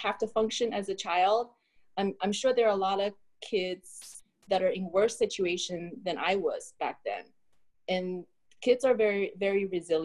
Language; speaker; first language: English; early bilingual, other home language; Chinese